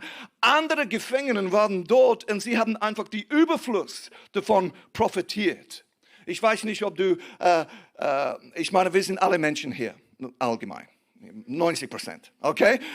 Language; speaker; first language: German; non-native, fluent; English